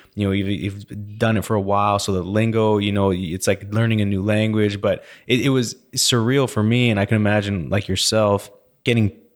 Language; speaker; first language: English; native; English